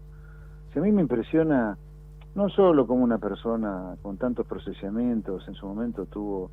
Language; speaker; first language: Spanish; native; Spanish